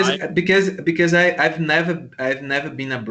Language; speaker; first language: English; non-native, learner; Portuguese